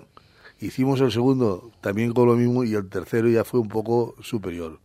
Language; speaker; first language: Spanish; native; Spanish